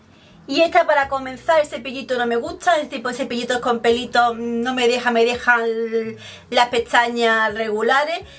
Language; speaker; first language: Spanish; native; Spanish